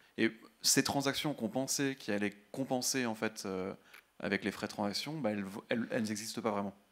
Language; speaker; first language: French; native; French